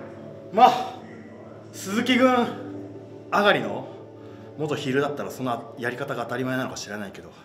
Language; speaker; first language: Japanese; native; Japanese